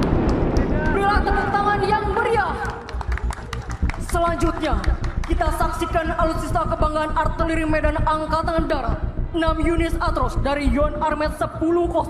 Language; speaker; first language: Indonesian; native; Indonesian